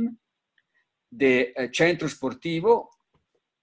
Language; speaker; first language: English; non-native, fluent; Italian